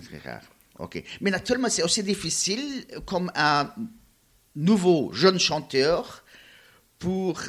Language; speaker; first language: French; non-native, learner; Luxembourgish